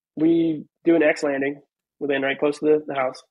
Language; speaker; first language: English; native; English